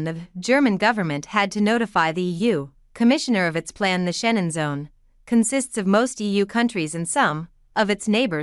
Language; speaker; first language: English; non-native, fluent; German